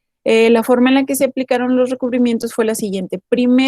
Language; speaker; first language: Spanish; native; Spanish